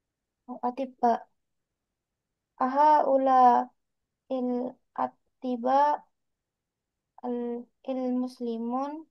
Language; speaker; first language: Arabic; non-native, learner; Indonesian